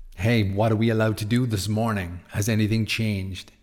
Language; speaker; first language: English; native; English